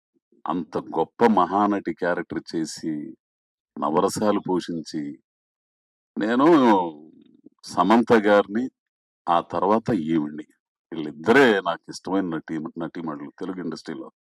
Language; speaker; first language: Telugu; native; Telugu